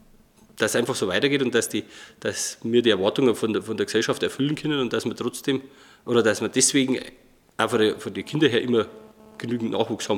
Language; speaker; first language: German; native; German